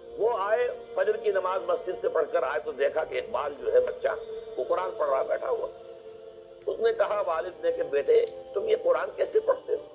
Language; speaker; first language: Urdu; native; Urdu